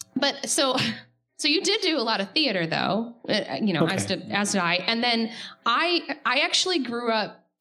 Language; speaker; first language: English; native; English